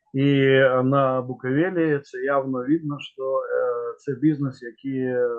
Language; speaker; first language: Ukrainian; non-native, local second language; Russian